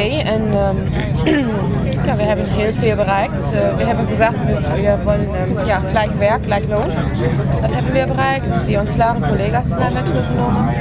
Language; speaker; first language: Dutch; non-native, learner; German